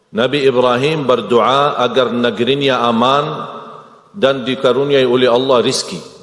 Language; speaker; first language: Malay; non-native, fluent; Arabic